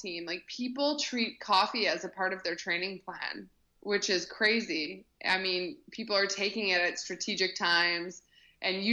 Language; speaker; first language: English; native; English